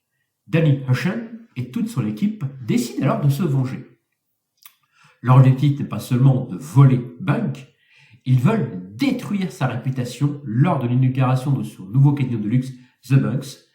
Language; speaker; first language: French; native; French